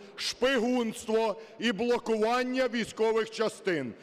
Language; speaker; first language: Ukrainian; native; Ukrainian